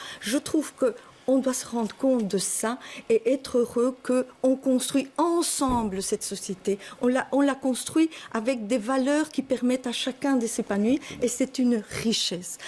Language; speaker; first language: French; early bilingual, other home language; Hungarian